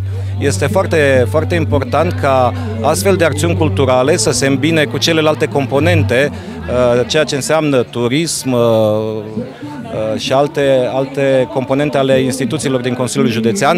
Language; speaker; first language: Romanian; native; Romanian